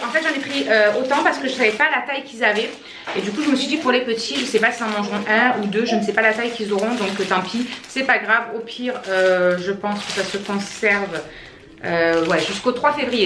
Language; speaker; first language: French; native; French